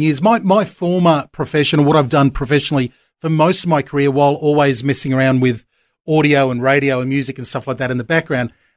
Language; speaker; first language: English; native; English